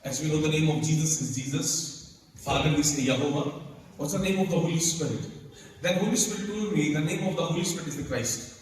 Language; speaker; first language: English; non-native, local second language; Hindi